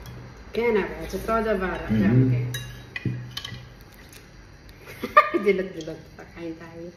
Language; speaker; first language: Hebrew; non-native, learner; Filipino